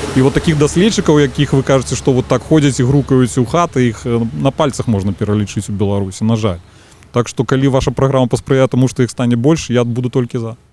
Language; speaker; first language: Belarusian; native; Belarusian